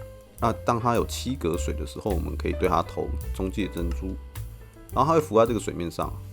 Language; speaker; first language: Chinese; native; Chinese